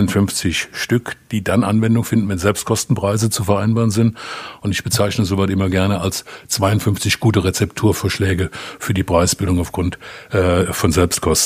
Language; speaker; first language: German; native; German